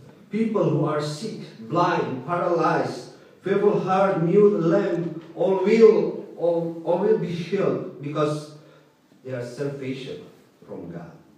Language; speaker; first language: English; non-native, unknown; Indonesian